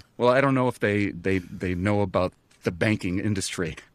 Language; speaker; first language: English; native; English